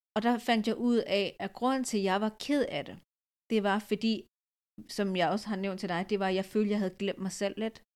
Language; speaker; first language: Danish; early bilingual, other home language; Urdu